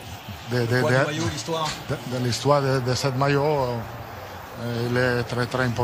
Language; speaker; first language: French; non-native, learner; Italian